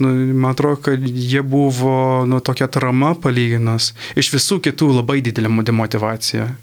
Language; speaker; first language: Lithuanian; early bilingual, heritage; Lithuanian